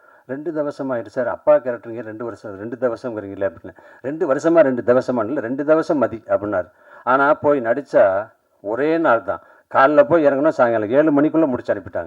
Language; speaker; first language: Tamil; native; Tamil